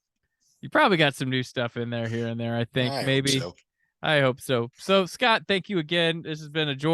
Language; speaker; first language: English; native; English